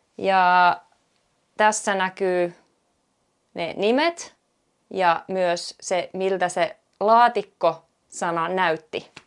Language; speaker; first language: Finnish; native; Finnish